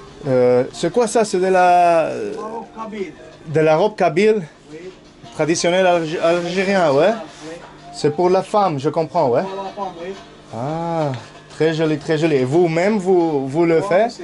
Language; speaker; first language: French; non-native, learner; Spanish